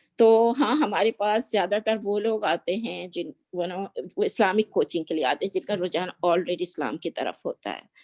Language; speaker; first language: Urdu; native; Urdu